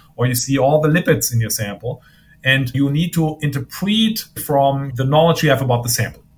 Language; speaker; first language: English; non-native, fluent; German